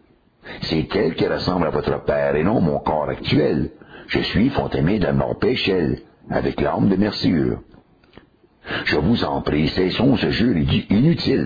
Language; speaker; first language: French; native; French